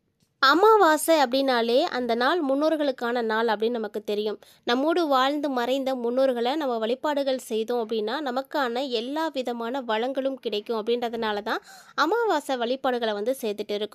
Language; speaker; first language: Tamil; native; Tamil